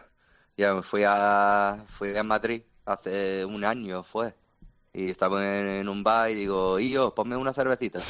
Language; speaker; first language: Spanish; non-native, fluent; English